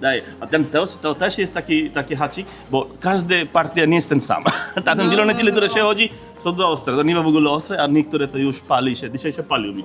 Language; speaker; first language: Polish; non-native, learner; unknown